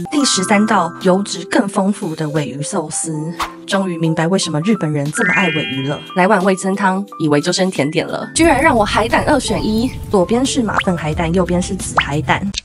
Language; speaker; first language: Chinese; native; Chinese